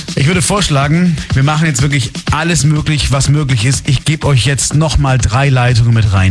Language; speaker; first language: German; native; German